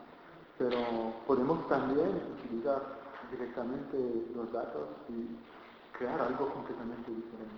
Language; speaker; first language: Spanish; non-native, fluent; French